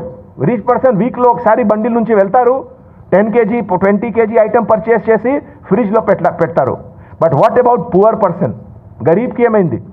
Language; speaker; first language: Telugu; non-native, local second language; Hindi